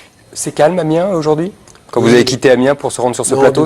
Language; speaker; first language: French; native; French